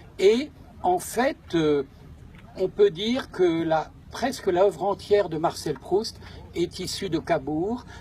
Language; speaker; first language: French; native; French